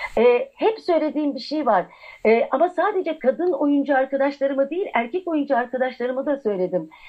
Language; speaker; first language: Turkish; native; Turkish